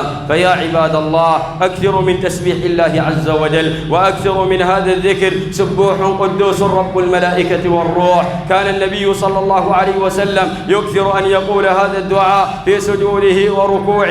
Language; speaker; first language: Arabic; native; Arabic